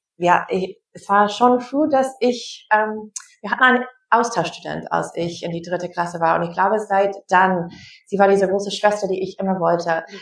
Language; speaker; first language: German; non-native, learner; English